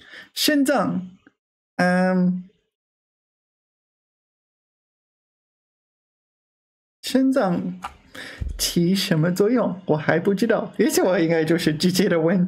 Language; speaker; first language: Chinese; non-native, learner; English